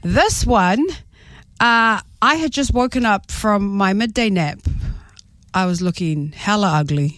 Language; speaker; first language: English; native; English